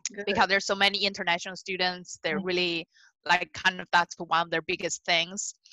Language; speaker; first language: English; non-native, fluent; Chinese